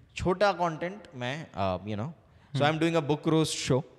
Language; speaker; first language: Hindi; non-native, local second language; Bangla